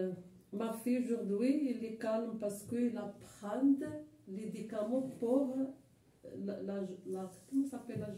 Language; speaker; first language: French; non-native, learner; Arabic